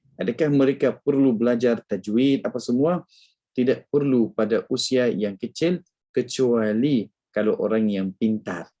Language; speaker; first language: Malay; non-native, fluent; Arabic